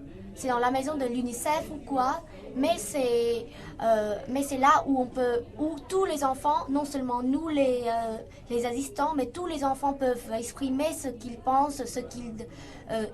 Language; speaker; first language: French; non-native, fluent; Vietnamese